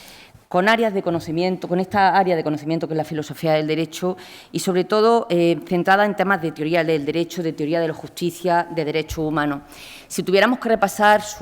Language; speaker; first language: Spanish; native; Spanish